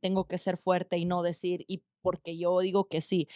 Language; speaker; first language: Spanish; early bilingual, other home language; English